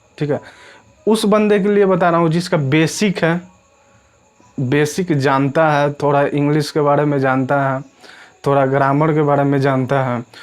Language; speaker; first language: Hindi; native; Hindi